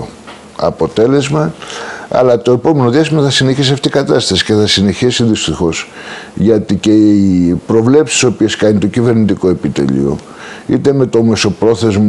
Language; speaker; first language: Greek; native; Greek